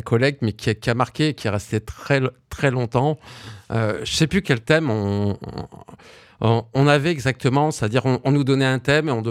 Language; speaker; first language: French; native; French